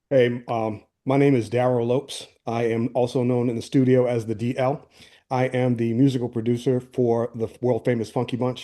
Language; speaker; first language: English; native; English